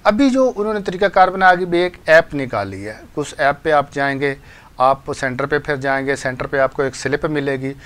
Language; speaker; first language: Urdu; non-native, local second language; Punjabi